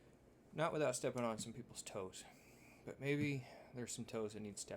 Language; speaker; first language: English; native; English